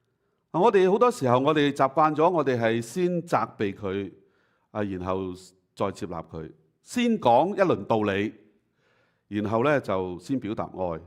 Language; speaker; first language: Chinese; native; Chinese